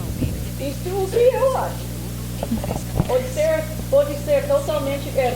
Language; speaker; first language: Portuguese; non-native, fluent; English